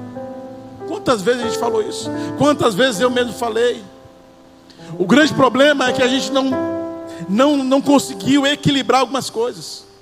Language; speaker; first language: Portuguese; native; Portuguese